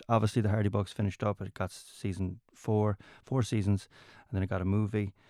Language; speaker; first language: English; native; English